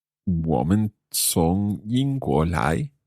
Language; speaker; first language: Chinese; non-native, learner; English